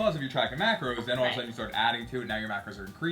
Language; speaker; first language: English; native; English